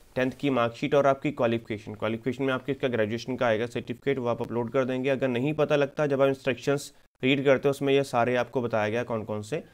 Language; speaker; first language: Hindi; non-native, local second language; Punjabi